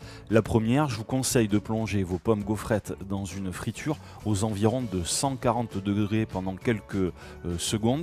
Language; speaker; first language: French; native; French